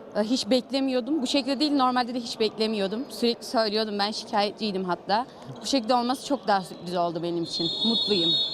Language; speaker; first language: Turkish; native; Turkish